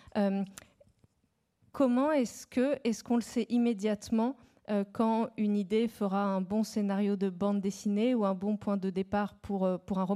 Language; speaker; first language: French; native; French